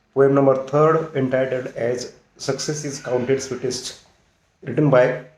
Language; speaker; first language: English; non-native, local second language; Marathi